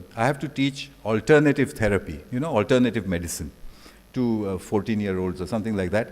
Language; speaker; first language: English; non-native, local second language; Bangla